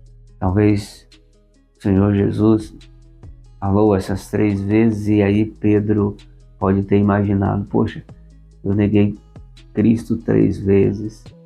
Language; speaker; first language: Portuguese; native; Portuguese